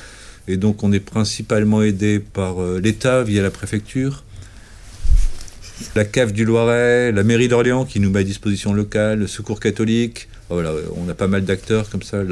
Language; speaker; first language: French; native; French